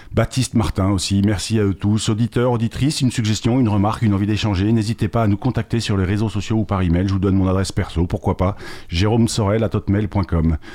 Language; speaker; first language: French; native; French